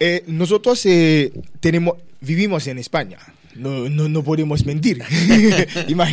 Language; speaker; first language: Spanish; non-native, learner; Haitian Creole